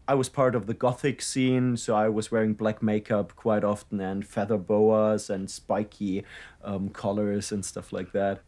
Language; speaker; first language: English; non-native, fluent; German